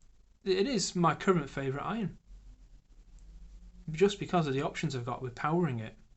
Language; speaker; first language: English; native; English